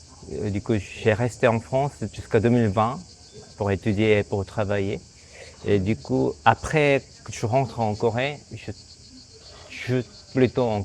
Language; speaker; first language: French; non-native, fluent; Korean